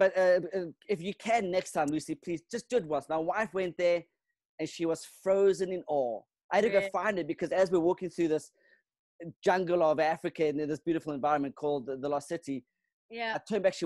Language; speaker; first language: English; non-native, local second language; Kabuverdianu